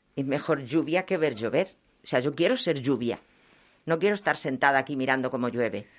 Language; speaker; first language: Spanish; non-native, local second language; Catalan